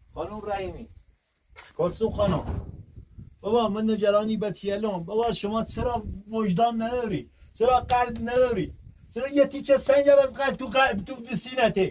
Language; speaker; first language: Persian; non-native, local second language; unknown